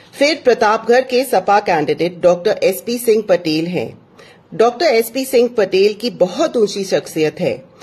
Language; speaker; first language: Hindi; non-native, local second language; English